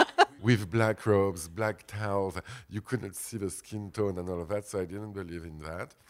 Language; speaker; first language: English; non-native, fluent; French